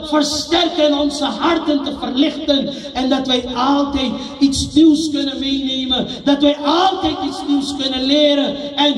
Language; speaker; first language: Dutch; non-native, local second language; Urdu